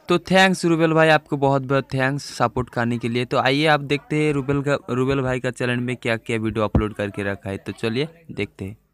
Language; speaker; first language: Hindi; non-native, local second language; Bangla